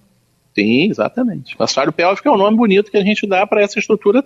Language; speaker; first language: Portuguese; native; Portuguese